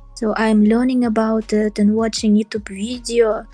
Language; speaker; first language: English; non-native, learner; Russian